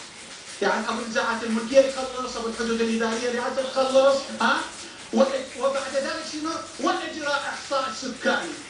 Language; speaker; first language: Arabic; non-native, local second language; Turkmen